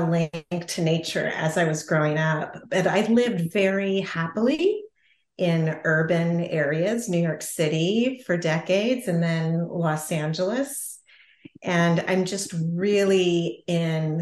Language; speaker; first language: English; native; English